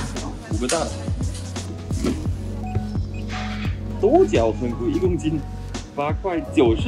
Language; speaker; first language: Chinese; non-native, fluent; German